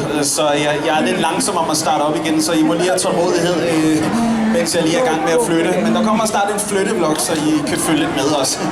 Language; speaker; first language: Danish; native; Danish